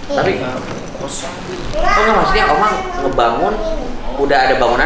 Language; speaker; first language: Indonesian; native; Indonesian